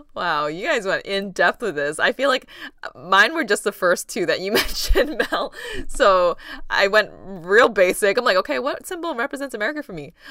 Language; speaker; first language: English; early bilingual, other home language; Cantonese